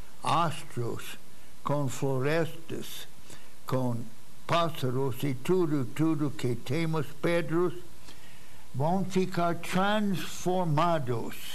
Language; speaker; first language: Portuguese; non-native, fluent; English